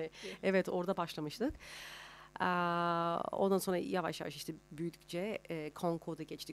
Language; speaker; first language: Turkish; early bilingual, heritage; Turkish